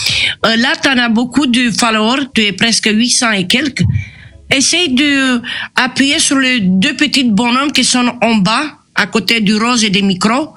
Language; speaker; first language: French; non-native, fluent; Romanian